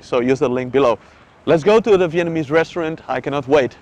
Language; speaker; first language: English; non-native, fluent; Dutch